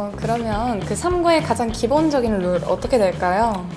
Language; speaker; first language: Korean; native; Korean